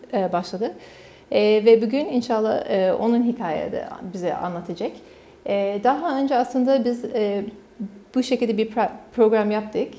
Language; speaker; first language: Turkish; non-native, learner; English